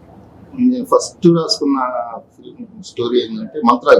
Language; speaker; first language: Telugu; native; Telugu